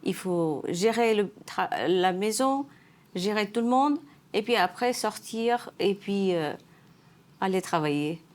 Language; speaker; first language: French; non-native, fluent; Nepali